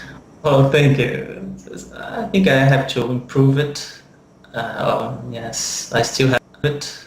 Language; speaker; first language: English; non-native, fluent; Portuguese